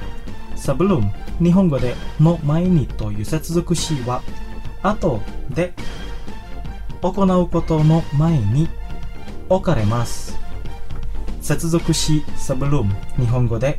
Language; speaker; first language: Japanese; non-native, fluent; Indonesian